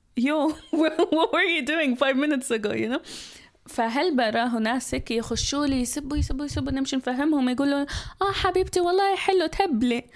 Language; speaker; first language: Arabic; early bilingual, heritage; Arabic